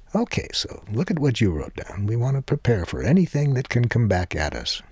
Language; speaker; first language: English; native; English